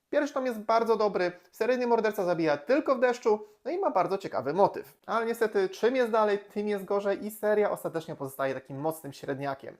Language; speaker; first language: Polish; native; Polish